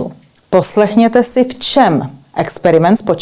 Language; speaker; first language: Czech; native; Czech